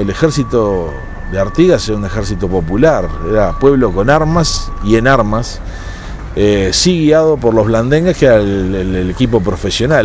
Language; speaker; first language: Spanish; native; Spanish